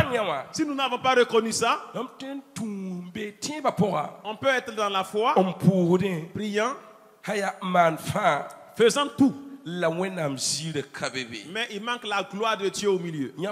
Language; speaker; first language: French; non-native, local second language; Mossi